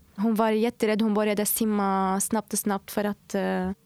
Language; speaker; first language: Swedish; non-native, fluent; Arabic